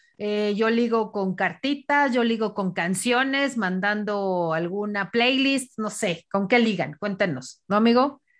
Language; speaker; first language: Spanish; native; Spanish